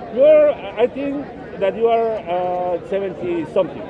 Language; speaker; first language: English; non-native, learner; Spanish